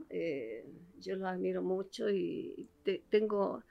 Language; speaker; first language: Spanish; native; Spanish